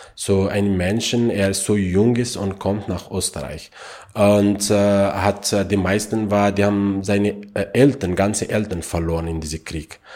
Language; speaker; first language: German; non-native, learner; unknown